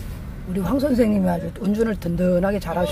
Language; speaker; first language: Korean; native; Korean